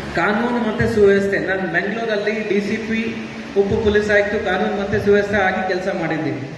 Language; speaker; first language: Kannada; non-native, fluent; Hindi